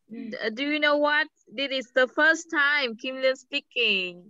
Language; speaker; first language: English; non-native, fluent; Vietnamese